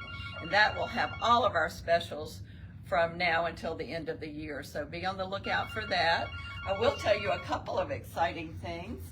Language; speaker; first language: English; native; English